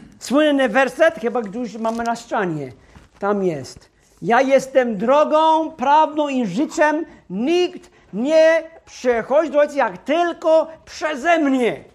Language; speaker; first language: Polish; non-native, fluent; English